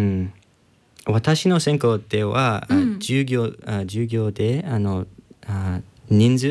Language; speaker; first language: Japanese; non-native, learner; English